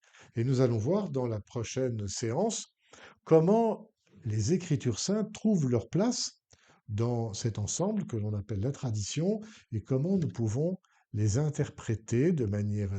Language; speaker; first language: French; native; French